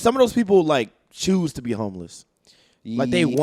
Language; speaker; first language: English; native; English